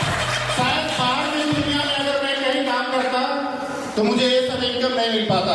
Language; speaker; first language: Hindi; native; Hindi